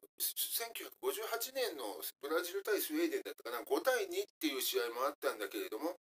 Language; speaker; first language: Japanese; native; Japanese